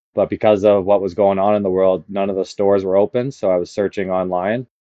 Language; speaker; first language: English; native; English